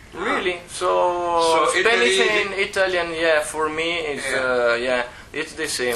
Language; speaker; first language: English; non-native, learner; Italian